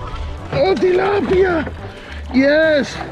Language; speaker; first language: English; native; English